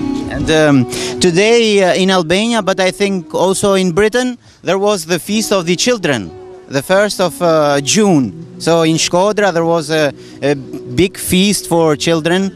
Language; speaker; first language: English; non-native, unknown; Albanian